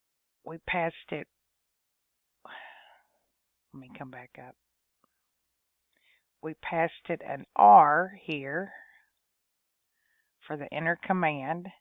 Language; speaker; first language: English; native; English